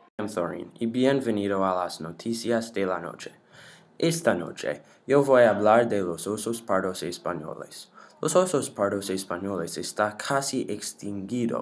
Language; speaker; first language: Spanish; non-native, learner; English